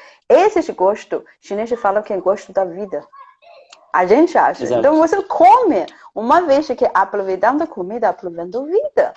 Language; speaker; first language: Portuguese; non-native, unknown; Chinese